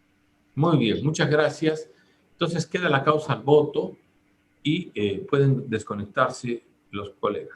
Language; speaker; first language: Spanish; native; Spanish